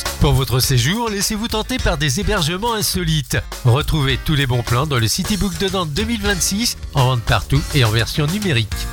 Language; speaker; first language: French; native; French